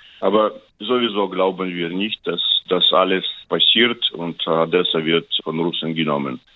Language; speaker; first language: German; non-native, learner; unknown